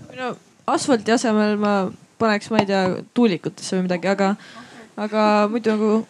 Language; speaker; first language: Estonian; native; Estonian